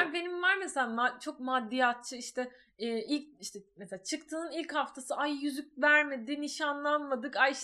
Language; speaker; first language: Turkish; native; Turkish